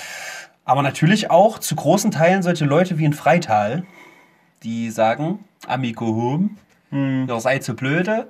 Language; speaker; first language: German; native; German